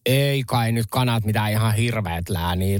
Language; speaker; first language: Finnish; native; Finnish